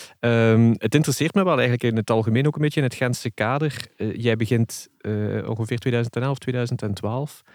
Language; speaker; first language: Dutch; native; Dutch